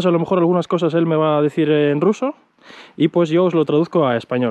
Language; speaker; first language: Spanish; native; Spanish